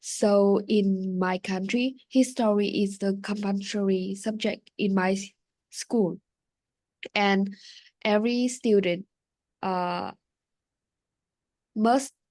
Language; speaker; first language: English; non-native, learner; Vietnamese